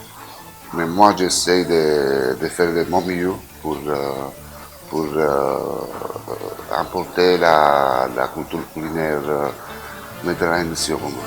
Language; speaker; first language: French; non-native, fluent; Italian